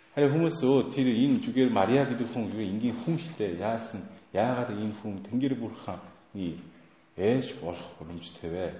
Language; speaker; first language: Mongolian; non-native, fluent; Korean